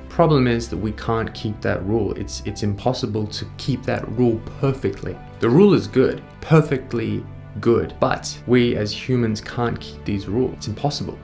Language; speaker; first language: English; native; English